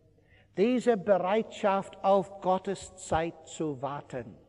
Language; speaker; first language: German; non-native, fluent; English